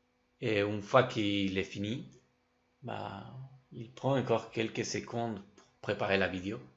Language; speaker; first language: French; non-native, fluent; Spanish